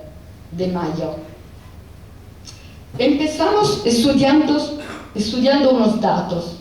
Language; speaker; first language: Spanish; non-native, fluent; Italian